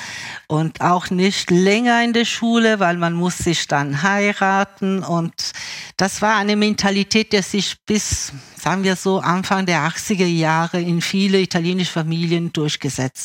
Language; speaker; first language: German; early bilingual, other home language; Italian